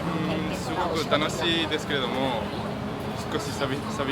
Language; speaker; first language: Japanese; non-native, fluent; Spanish